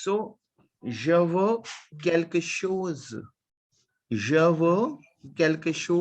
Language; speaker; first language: French; non-native, learner; Hindi